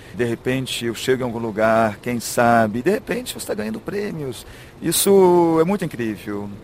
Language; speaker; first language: Portuguese; early bilingual, heritage; Portuguese